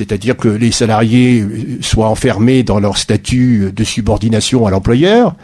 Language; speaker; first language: French; native; French